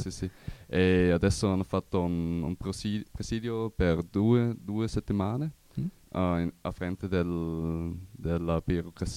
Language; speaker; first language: Italian; non-native, learner; German